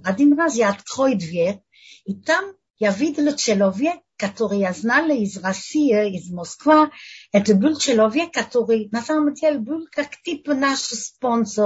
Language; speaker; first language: Russian; non-native, learner; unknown